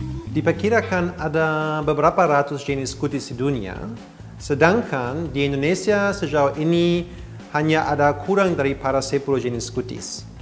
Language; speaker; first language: Indonesian; non-native, fluent; German